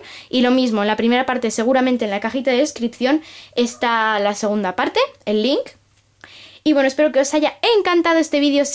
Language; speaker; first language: Spanish; native; Spanish